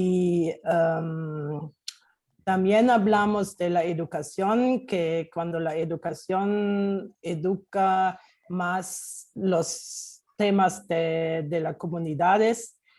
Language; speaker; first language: Spanish; non-native, fluent; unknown